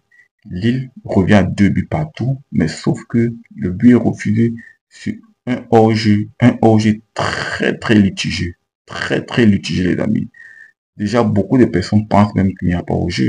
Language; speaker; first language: French; native; French